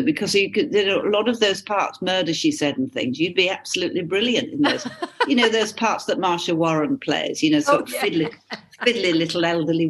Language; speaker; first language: English; native; English